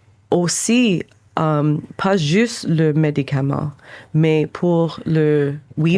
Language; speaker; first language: French; non-native, local second language; English